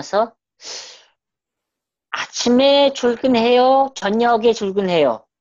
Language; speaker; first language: Korean; non-native, fluent; Mongolian